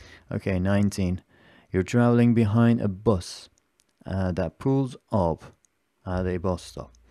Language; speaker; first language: English; non-native, fluent; Persian